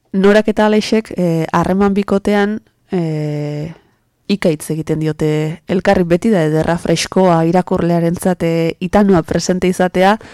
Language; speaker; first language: Basque; native; Basque